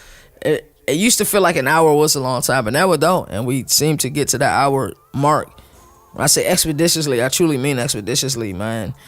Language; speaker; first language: English; native; English